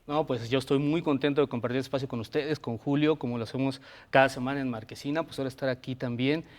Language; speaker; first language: Spanish; native; Spanish